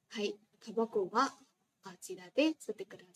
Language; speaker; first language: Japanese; non-native, fluent; Vietnamese